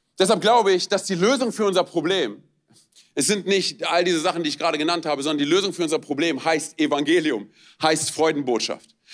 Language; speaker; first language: German; non-native, fluent; Romanian